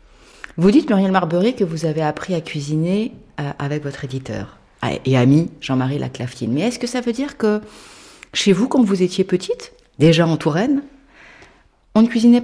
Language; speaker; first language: French; native; French